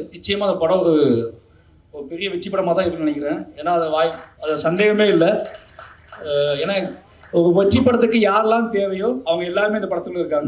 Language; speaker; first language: Tamil; native; Tamil